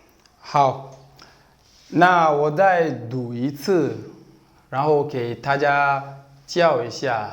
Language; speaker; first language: Chinese; non-native, fluent; Bambara